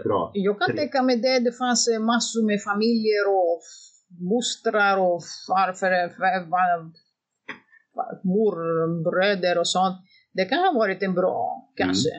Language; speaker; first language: Swedish; non-native, fluent; Greek